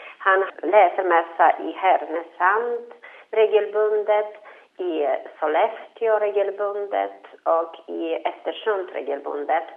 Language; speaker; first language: Swedish; non-native, fluent; Polish